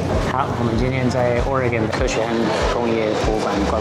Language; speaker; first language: Chinese; non-native, fluent; English